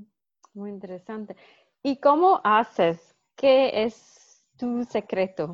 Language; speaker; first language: Spanish; non-native, learner; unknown